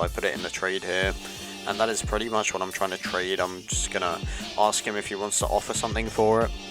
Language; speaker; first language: English; native; English